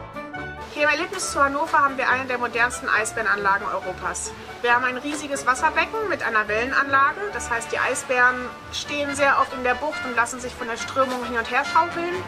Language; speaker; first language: German; native; German